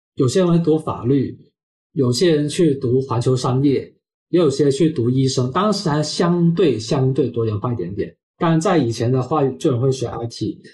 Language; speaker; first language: Chinese; non-native, local second language; Cantonese